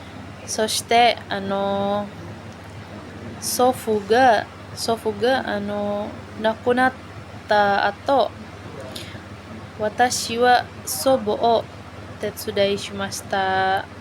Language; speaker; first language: Japanese; non-native, learner; Indonesian